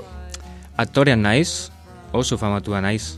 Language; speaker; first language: Basque; non-native, learner; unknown